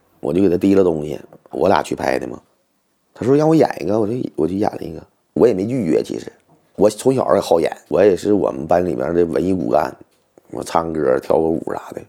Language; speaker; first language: Chinese; native; Chinese